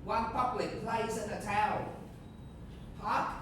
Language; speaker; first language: English; non-native, fluent; Vietnamese